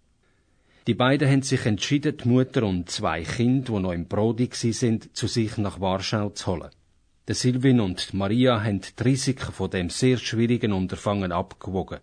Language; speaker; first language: German; native; German